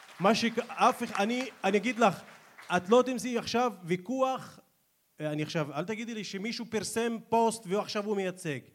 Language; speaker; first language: Hebrew; non-native, local second language; Arabic